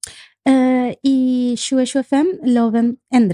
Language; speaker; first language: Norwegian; non-native, fluent; Spanish